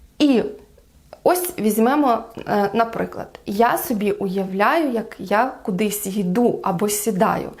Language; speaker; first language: Ukrainian; non-native, local second language; Russian